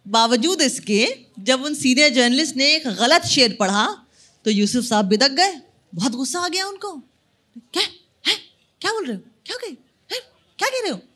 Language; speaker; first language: Hindi; native; Hindi